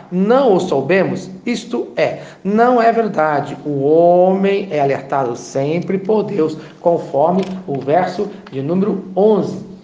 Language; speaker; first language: Portuguese; native; Portuguese